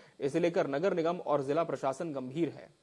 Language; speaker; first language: Hindi; native; Hindi